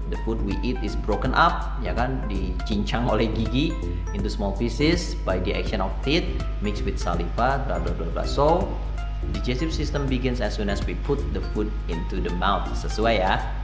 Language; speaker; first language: English; non-native, fluent; Indonesian